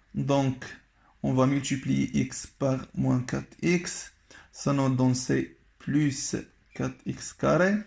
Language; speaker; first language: French; non-native, local second language; Arabic